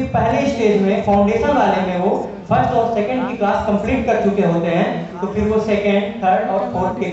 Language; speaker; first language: Hindi; native; Hindi